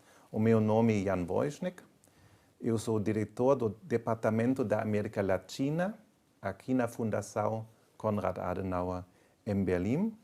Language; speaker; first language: Portuguese; non-native, fluent; German